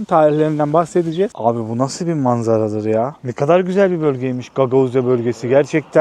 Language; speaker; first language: Turkish; native; Turkish